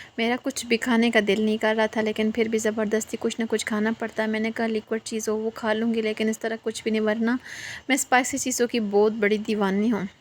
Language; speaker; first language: Urdu; non-native, local second language; Northern Hindko